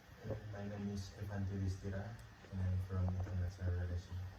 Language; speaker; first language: English; non-native, learner; Indonesian